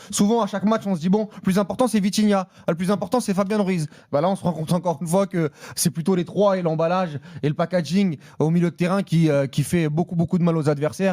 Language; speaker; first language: French; native; French